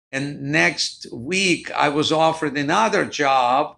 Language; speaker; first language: English; non-native, fluent; Ukrainian